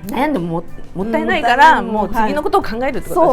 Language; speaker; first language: Japanese; native; Japanese